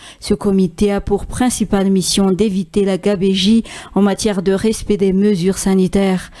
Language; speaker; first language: French; non-native, local second language; Malagasy